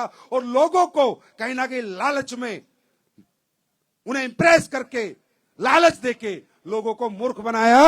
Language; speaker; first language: Hindi; native; Hindi